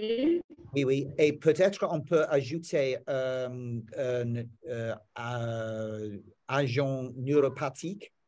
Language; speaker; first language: French; non-native, learner; English